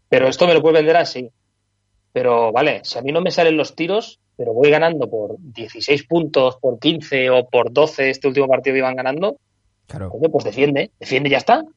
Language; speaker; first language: Spanish; native; Spanish